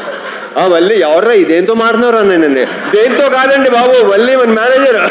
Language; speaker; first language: Telugu; native; Telugu